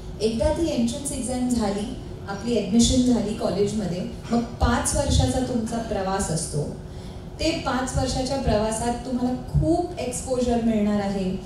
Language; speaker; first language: Marathi; non-native, local second language; Hindi